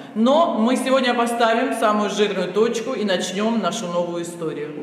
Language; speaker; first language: Russian; native; Russian